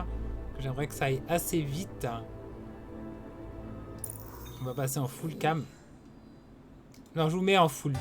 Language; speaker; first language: French; native; French